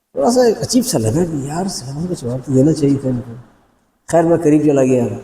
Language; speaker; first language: Urdu; native; Urdu